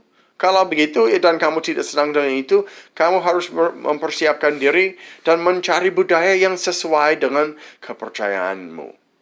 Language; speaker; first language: Indonesian; non-native, fluent; English